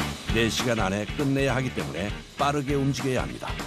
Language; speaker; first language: Korean; native; Korean